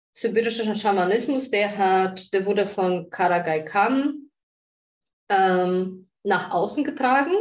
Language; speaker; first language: German; non-native, fluent; Polish